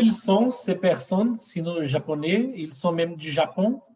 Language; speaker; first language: French; non-native, fluent; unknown